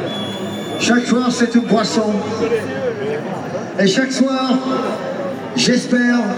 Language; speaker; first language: French; non-native, learner; English